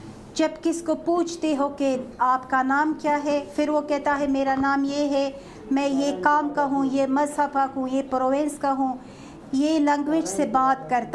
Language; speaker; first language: Hindi; non-native, fluent; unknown